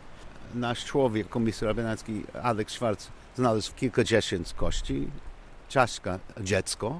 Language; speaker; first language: Polish; non-native, learner; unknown